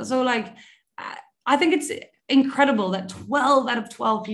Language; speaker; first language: English; native; English